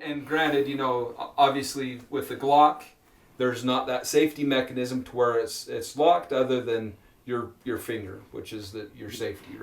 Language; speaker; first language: English; native; English